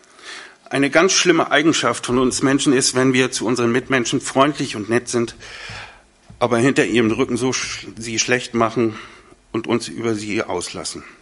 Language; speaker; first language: German; native; German